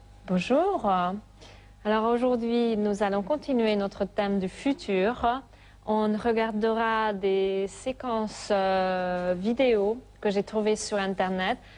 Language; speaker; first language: French; non-native, fluent; Hungarian